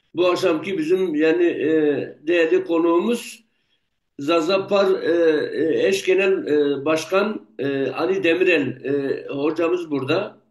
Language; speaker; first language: Turkish; non-native, local second language; Zaza